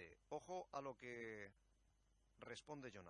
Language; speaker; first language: Spanish; native; Spanish